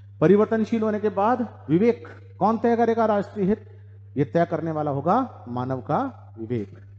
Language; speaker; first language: Hindi; native; Hindi